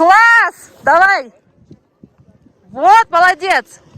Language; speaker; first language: Russian; native; Russian